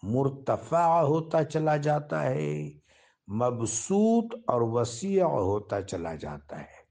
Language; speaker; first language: Urdu; non-native, local second language; Pashto